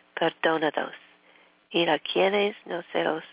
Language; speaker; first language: Spanish; non-native, learner; English